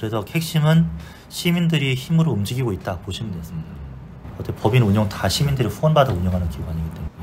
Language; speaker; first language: Korean; native; Korean